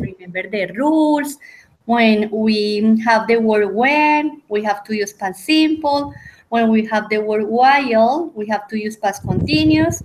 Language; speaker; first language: English; non-native, fluent; Spanish